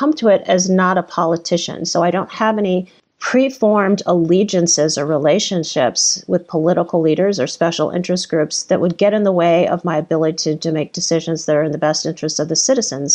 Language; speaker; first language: English; native; English